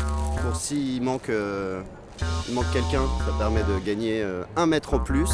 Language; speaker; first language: French; native; French